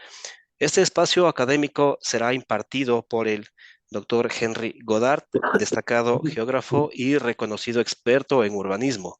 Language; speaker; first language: Spanish; native; Spanish